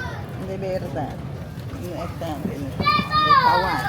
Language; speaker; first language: Spanish; native; Spanish